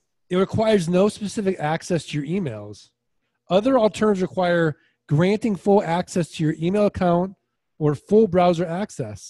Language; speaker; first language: English; native; English